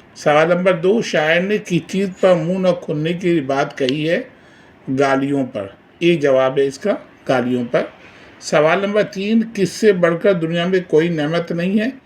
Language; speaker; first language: Urdu; native; Urdu